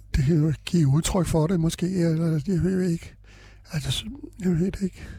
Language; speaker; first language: Danish; native; Danish